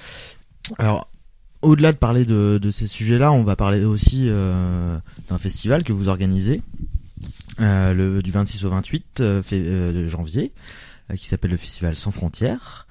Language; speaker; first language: French; native; French